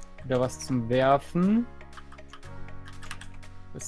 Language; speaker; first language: German; native; German